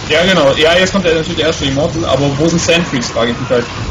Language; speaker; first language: German; native; German